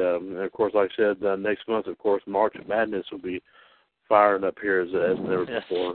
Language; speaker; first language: English; native; English